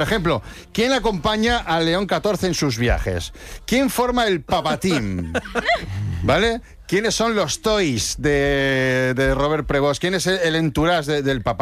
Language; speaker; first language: Spanish; native; Spanish